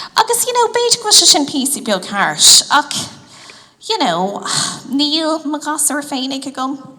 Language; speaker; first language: Irish; native; Irish